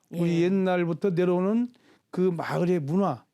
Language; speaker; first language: Korean; native; Korean